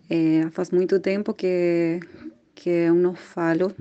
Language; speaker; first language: Portuguese; non-native, fluent; Spanish